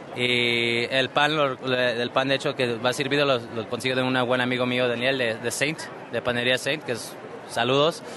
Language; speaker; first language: Spanish; early bilingual, heritage; Spanish